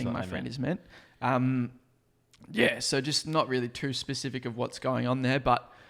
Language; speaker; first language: English; native; English